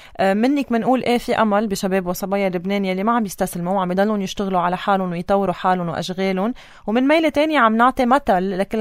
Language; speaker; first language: Arabic; native; Arabic